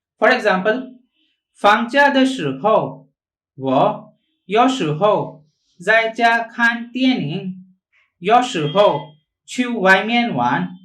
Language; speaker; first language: Chinese; non-native, fluent; Hindi